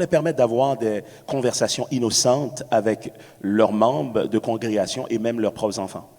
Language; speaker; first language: French; native; French